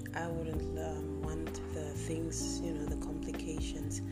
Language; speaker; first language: English; non-native, fluent; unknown